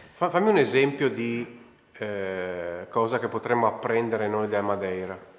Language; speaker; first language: Italian; native; Italian